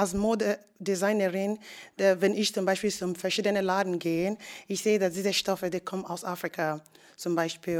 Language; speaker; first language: German; non-native, fluent; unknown